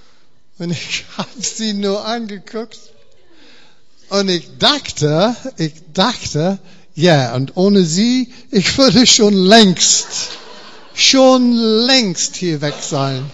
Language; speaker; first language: German; non-native, fluent; English